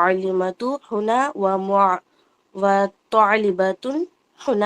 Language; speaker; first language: Arabic; non-native, learner; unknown